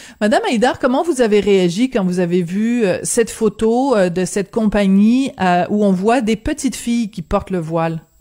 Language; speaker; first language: French; native; French